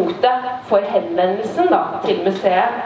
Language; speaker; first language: Norwegian; native; Norwegian